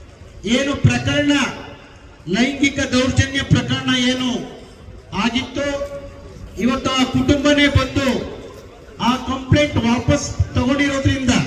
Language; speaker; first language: Kannada; native; Kannada